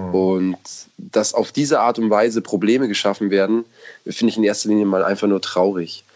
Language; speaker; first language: German; native; German